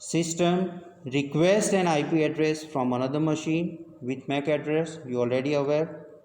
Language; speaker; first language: English; non-native, local second language; Gujarati